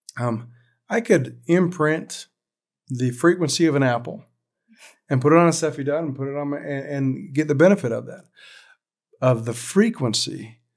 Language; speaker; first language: English; native; English